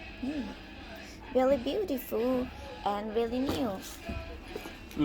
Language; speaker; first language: English; non-native, learner; Thai